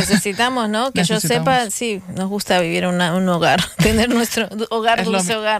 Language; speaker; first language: Spanish; native; Spanish